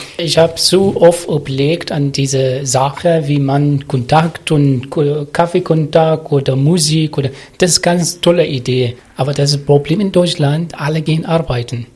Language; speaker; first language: German; non-native, learner; Arabic